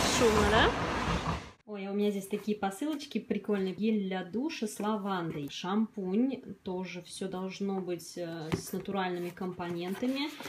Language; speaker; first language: Russian; native; Russian